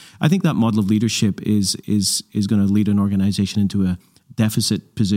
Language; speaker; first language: English; native; English